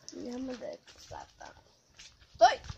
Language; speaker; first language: Bulgarian; native; Bulgarian